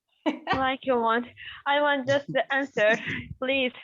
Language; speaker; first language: English; non-native, learner; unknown